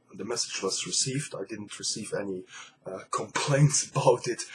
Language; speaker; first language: English; non-native, fluent; Luxembourgish